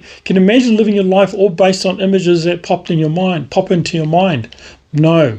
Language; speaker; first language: English; native; English